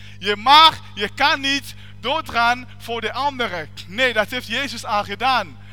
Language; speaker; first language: Dutch; non-native, fluent; French